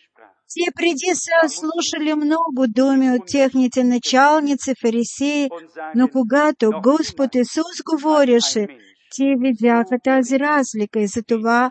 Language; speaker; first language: Bulgarian; non-native, fluent; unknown